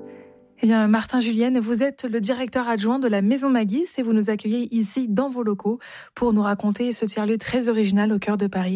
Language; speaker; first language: French; native; French